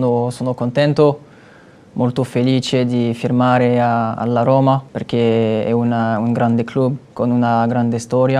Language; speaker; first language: Italian; non-native, learner; French